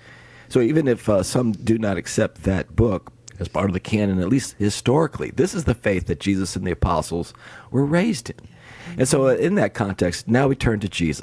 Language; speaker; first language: English; native; English